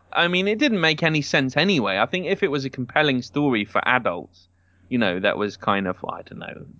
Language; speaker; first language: English; native; English